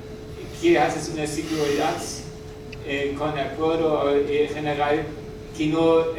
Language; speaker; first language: Spanish; non-native, learner; German